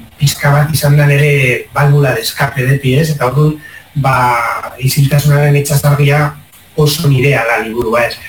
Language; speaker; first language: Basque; non-native, local second language; Spanish